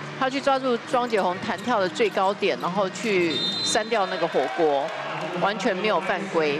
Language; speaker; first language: Chinese; native; Chinese